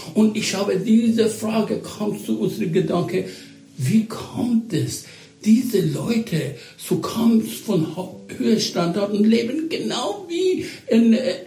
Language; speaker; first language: German; non-native, learner; Persian